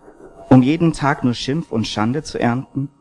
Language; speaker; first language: German; native; German